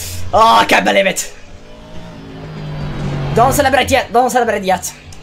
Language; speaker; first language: English; non-native, fluent; Italian